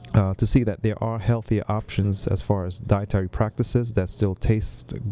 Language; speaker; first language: English; native; English